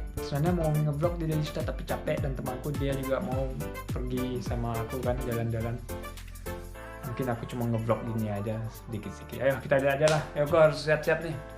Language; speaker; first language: Indonesian; early bilingual, heritage; German